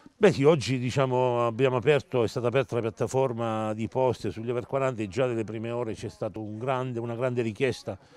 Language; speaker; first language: Italian; native; Italian